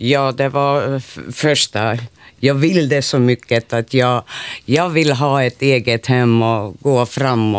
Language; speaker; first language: Swedish; non-native, local second language; Finnish